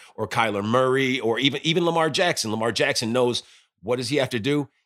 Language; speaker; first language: English; native; English